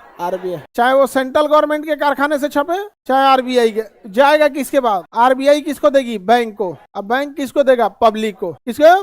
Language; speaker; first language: Hindi; native; Hindi